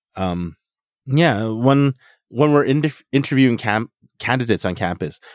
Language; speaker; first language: English; native; English